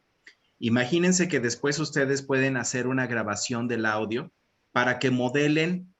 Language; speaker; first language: Spanish; native; Spanish